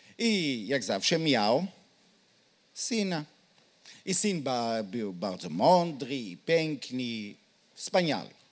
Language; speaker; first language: Polish; non-native, learner; Hebrew